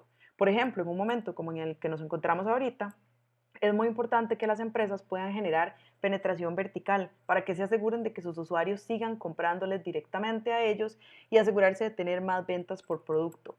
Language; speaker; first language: Spanish; native; Spanish